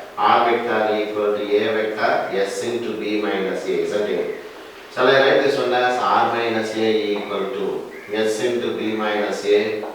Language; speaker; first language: English; non-native, local second language; Tamil